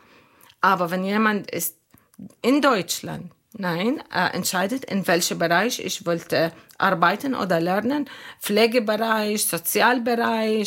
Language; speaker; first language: German; non-native, fluent; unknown